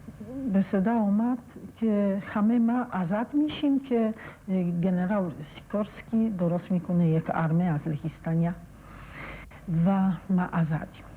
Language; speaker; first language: Persian; non-native, fluent; Polish